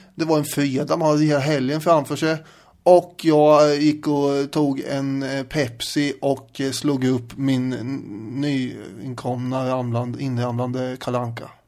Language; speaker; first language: Swedish; native; Swedish